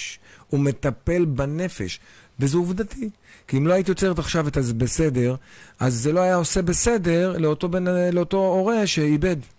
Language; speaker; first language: Hebrew; native; Hebrew